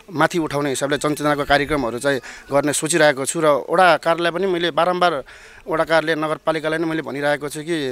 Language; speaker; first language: Nepali; native; Nepali